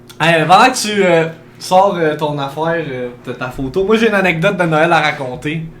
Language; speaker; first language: French; native; French